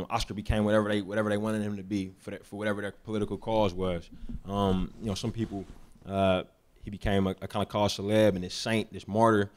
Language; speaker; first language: English; native; English